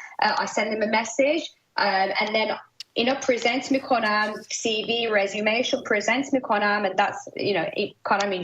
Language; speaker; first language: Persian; early bilingual, heritage; Persian